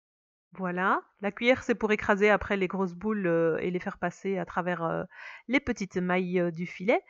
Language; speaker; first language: French; native; French